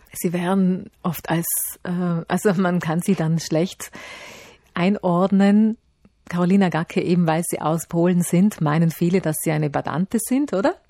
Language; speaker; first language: German; native; German